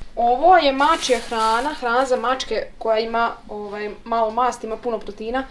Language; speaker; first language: Serbian; early bilingual, heritage; Serbian